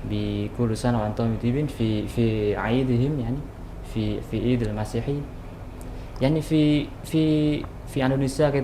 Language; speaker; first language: Arabic; non-native, learner; Indonesian